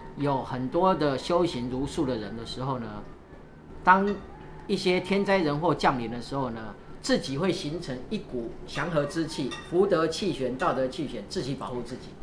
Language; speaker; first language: Chinese; native; Chinese